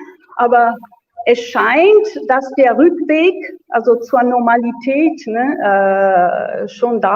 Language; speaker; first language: German; non-native, fluent; Italian